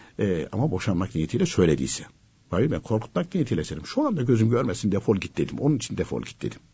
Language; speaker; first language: Turkish; native; Turkish